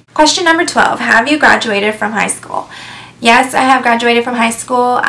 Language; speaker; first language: English; native; English